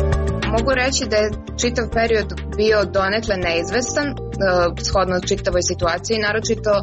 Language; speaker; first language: Serbian; native; Serbian